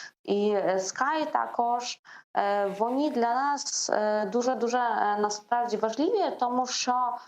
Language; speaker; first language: Ukrainian; non-native, learner; Lithuanian